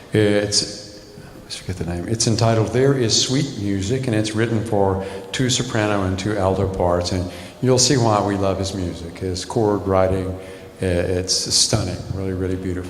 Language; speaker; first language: English; native; English